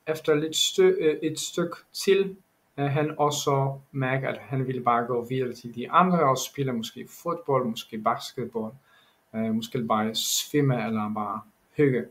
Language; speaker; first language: Danish; non-native, learner; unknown